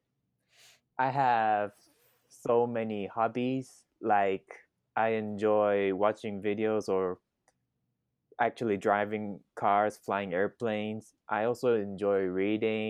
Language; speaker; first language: English; non-native, fluent; Thai